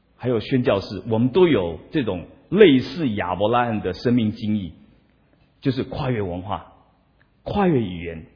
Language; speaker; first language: Chinese; non-native, local second language; Min Nan Chinese